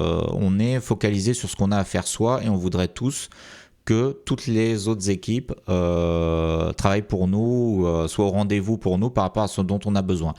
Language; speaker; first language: French; native; French